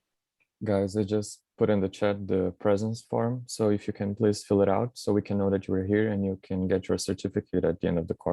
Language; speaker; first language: English; non-native, fluent; Portuguese